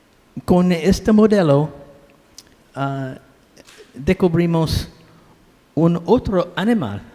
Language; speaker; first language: Spanish; non-native, learner; English